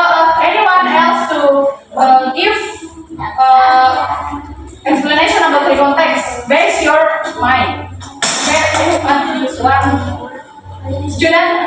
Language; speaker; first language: English; non-native, learner; Indonesian